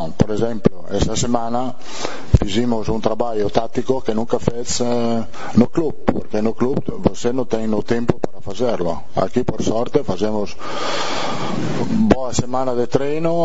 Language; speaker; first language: Portuguese; non-native, fluent; Italian